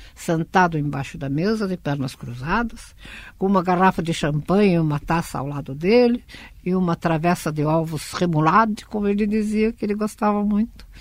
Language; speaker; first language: Portuguese; early bilingual, other home language; Russian